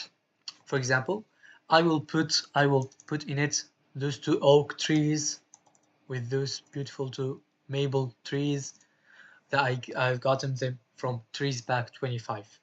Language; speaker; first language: English; non-native, fluent; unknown